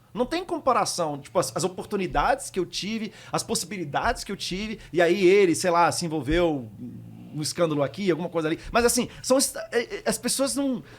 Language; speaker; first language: Portuguese; early bilingual, heritage; Portuguese